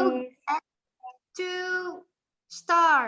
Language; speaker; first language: English; non-native, fluent; Indonesian